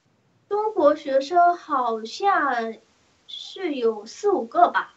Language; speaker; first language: Chinese; early bilingual, heritage; Chinese